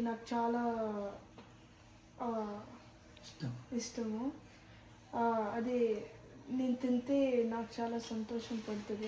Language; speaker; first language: Telugu; early bilingual, heritage; Telugu